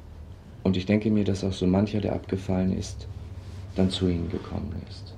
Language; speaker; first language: German; native; German